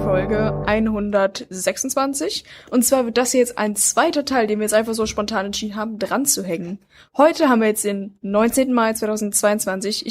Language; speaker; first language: German; native; German